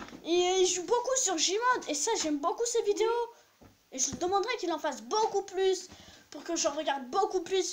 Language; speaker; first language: French; native; French